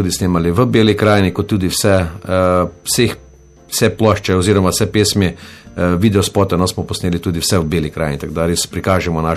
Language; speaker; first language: Slovenian; native; Slovenian